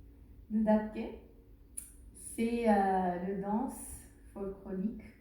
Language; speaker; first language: French; non-native, learner; Arabic